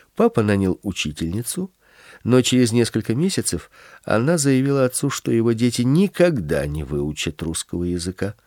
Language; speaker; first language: Russian; early bilingual, other home language; Swedish